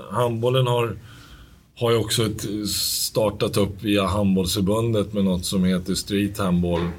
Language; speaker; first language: Swedish; native; Swedish